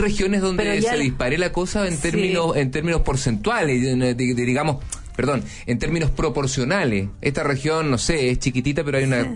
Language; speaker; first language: Spanish; native; Spanish